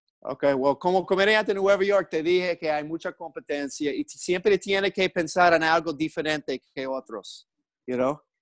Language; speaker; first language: Spanish; non-native, learner; English